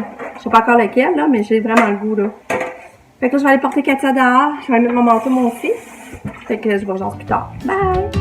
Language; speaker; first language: French; native; French